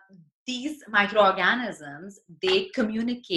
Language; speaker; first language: English; non-native, local second language; Hindi